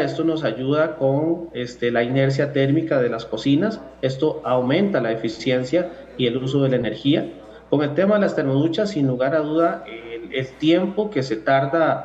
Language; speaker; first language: Spanish; native; Spanish